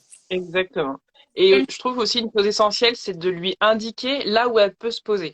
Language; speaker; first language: French; native; French